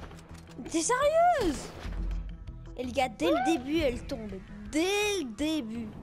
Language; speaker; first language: French; native; French